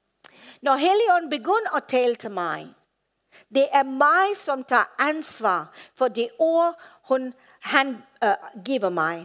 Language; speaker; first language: Danish; non-native, fluent; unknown